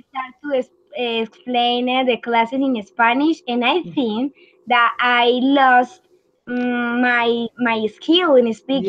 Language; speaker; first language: English; non-native, learner; Spanish